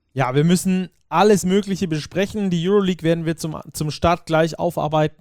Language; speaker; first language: German; native; German